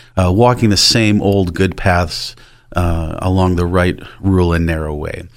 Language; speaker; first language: English; native; English